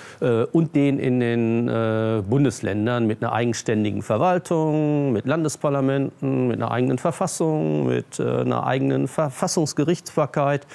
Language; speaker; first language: German; native; German